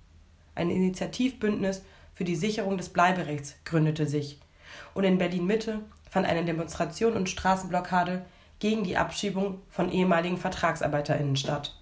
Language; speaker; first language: German; native; German